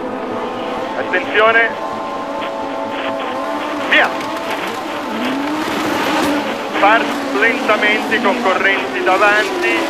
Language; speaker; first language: Italian; native; Italian